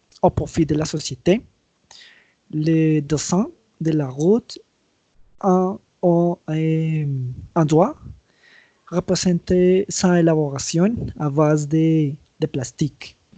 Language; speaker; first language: French; non-native, learner; Spanish